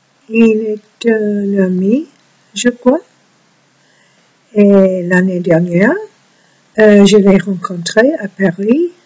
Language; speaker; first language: French; non-native, learner; English